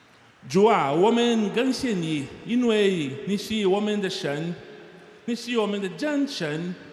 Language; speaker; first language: Chinese; non-native, learner; Portuguese